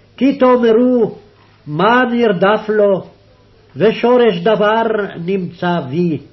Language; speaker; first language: Hebrew; native; Hebrew